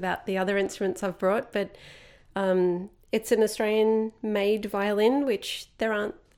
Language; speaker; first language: English; native; English